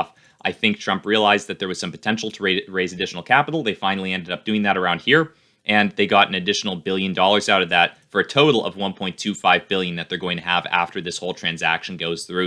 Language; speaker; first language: English; native; English